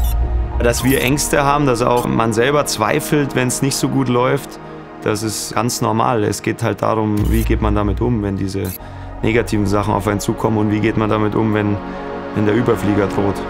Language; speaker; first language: German; native; German